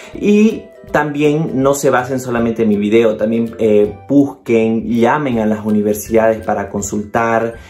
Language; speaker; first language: Spanish; native; Spanish